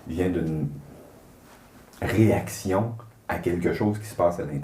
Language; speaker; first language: French; native; French